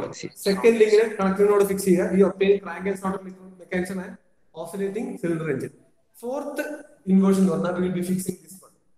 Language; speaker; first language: English; non-native, local second language; Malayalam